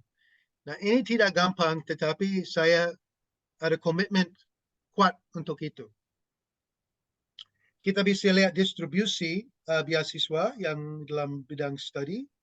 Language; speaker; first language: Indonesian; non-native, fluent; English